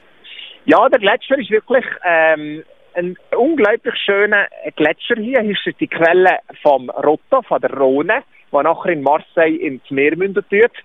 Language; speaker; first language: German; native; German